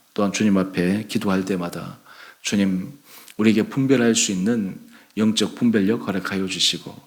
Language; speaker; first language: Korean; native; Korean